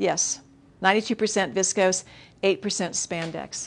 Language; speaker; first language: English; native; English